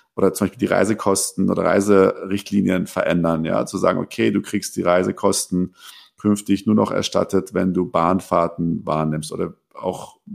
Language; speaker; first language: German; early bilingual, other home language; Persian